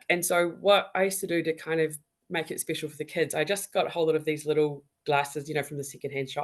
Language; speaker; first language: English; native; English